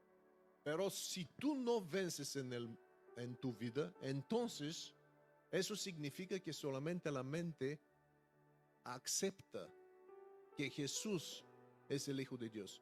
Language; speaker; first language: Spanish; non-native, fluent; Bulgarian